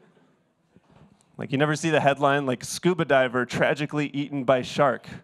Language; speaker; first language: English; native; English